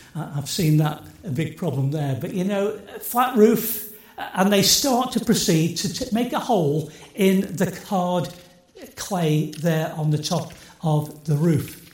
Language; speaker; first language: English; native; English